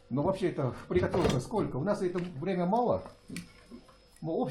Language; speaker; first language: Russian; non-native, learner; Korean